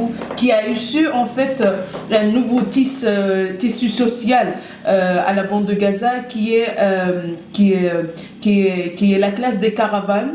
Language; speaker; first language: French; non-native, local second language; Arabic